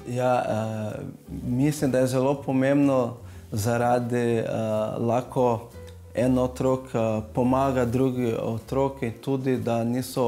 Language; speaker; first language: Slovenian; non-native, learner; Portuguese